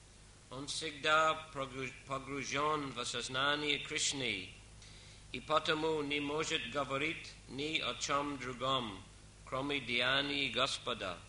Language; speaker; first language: Russian; non-native, fluent; English